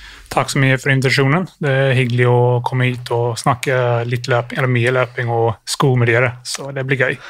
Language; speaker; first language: Norwegian; non-native, fluent; English